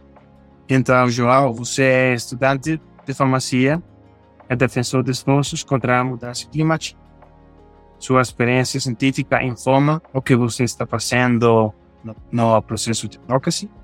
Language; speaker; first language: Portuguese; non-native, fluent; Spanish